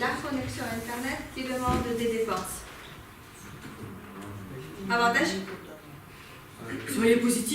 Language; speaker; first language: French; non-native, fluent; Ukrainian